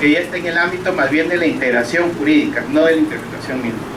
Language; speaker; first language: Spanish; native; Spanish